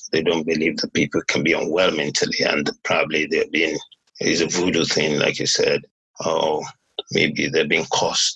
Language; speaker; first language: English; non-native, local second language; Yoruba